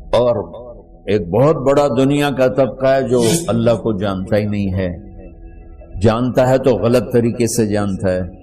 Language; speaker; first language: Urdu; non-native, local second language; Punjabi